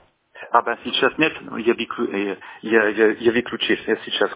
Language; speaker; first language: Russian; non-native, learner; French